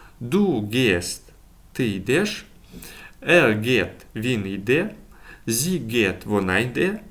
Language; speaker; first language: German; non-native, fluent; Ukrainian